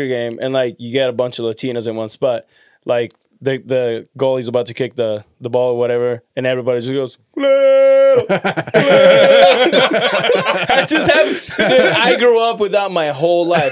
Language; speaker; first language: English; non-native, fluent; Spanish